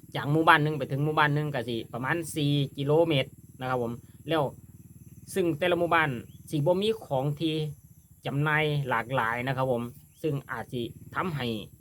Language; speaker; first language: Thai; native; Thai